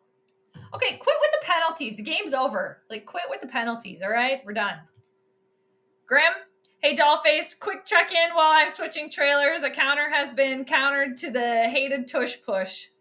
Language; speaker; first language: English; native; English